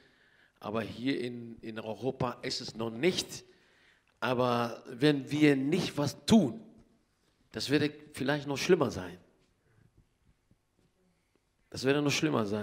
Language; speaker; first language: German; non-native, learner; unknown